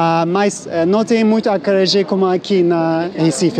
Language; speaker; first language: Portuguese; non-native, learner; Turkish